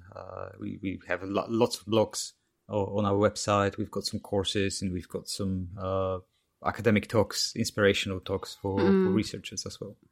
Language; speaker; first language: English; non-native, fluent; Polish